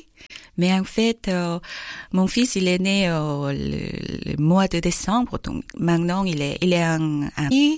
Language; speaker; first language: French; non-native, learner; Korean